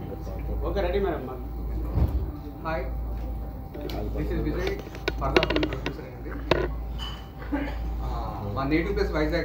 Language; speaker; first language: Telugu; native; Telugu